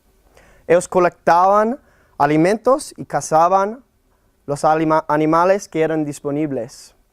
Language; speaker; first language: Spanish; non-native, learner; English